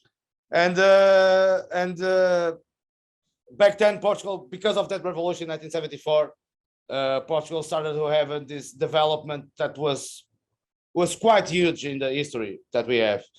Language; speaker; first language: English; non-native, fluent; Portuguese